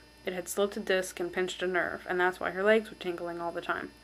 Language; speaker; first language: English; native; English